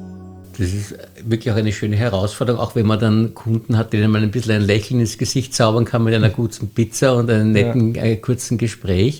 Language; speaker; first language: German; native; German